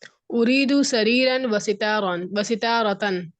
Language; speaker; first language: Arabic; non-native, learner; Urdu